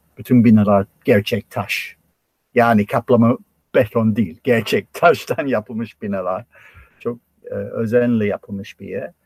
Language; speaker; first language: Turkish; non-native, fluent; English